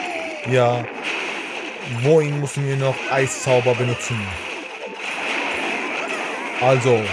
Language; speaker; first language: German; non-native, learner; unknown